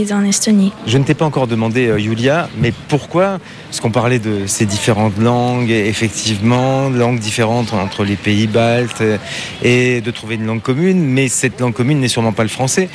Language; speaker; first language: French; native; French